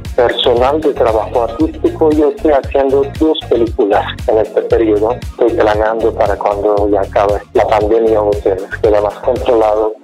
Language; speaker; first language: Spanish; non-native, fluent; Persian